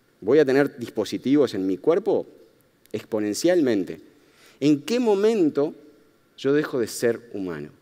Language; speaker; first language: Spanish; native; Spanish